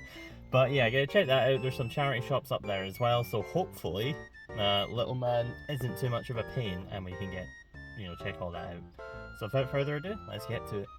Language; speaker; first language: English; native; English